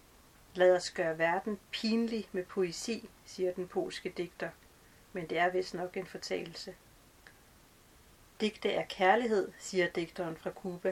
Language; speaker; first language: Danish; native; Danish